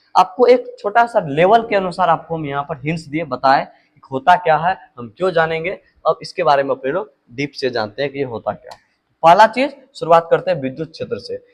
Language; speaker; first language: Hindi; native; Hindi